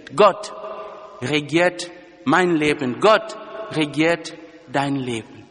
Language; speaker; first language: German; non-native, fluent; Lingala